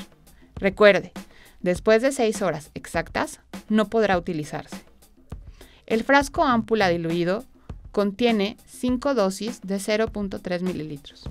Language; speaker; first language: Spanish; native; Spanish